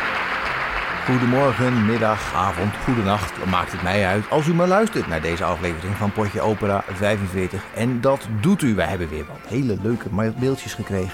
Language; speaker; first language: Dutch; native; Dutch